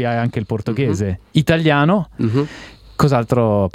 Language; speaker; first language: Italian; native; Italian